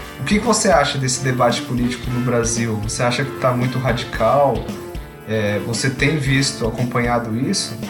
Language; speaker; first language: Portuguese; native; Portuguese